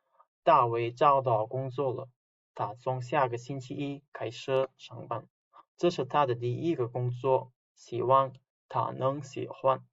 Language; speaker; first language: Chinese; non-native, fluent; Uzbek